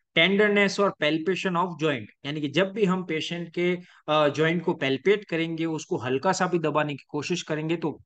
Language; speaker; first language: Hindi; native; Hindi